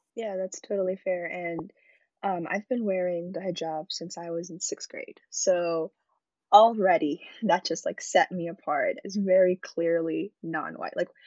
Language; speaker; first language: English; early bilingual, other home language; Arabic